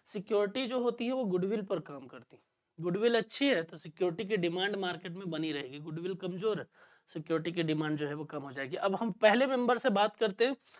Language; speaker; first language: Hindi; native; Hindi